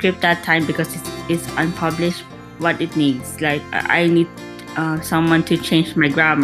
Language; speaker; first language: English; non-native, local second language; Filipino